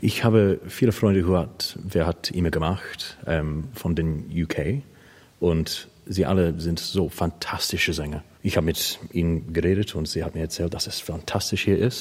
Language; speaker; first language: German; non-native, learner; English